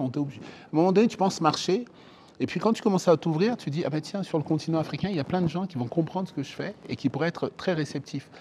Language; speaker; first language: French; early bilingual, other home language; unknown